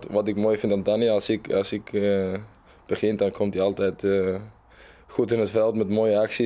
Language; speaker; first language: Dutch; non-native, learner; Icelandic